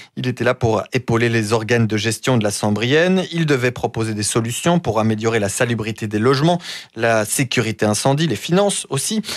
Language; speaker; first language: French; native; French